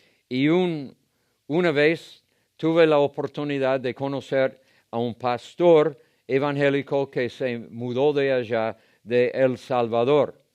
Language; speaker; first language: Spanish; non-native, fluent; English